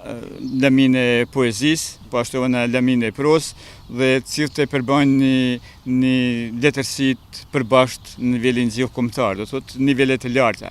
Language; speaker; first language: Albanian; native; Albanian